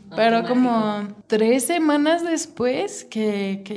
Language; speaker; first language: Spanish; non-native, fluent; English